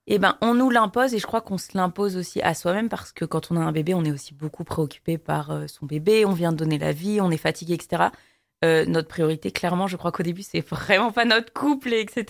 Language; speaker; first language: French; native; French